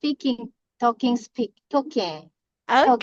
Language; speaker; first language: English; non-native, learner; Korean